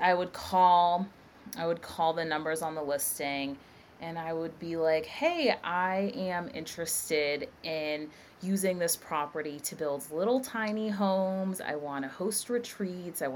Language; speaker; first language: English; native; English